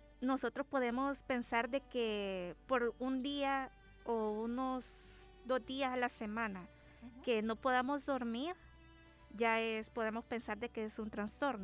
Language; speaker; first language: Spanish; native; Spanish